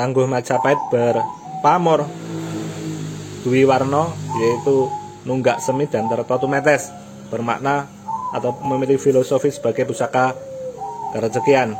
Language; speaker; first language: Indonesian; non-native, local second language; Javanese